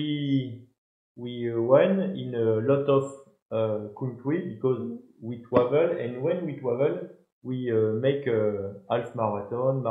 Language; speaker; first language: English; non-native, learner; French